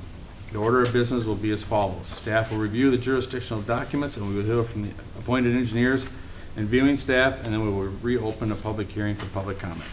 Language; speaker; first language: English; native; English